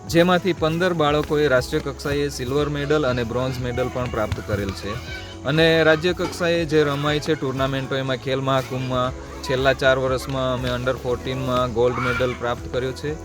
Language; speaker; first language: Gujarati; native; Gujarati